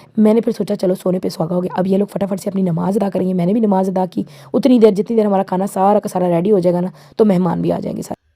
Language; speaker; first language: Urdu; native; Urdu